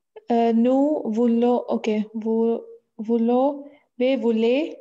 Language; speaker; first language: French; non-native, learner; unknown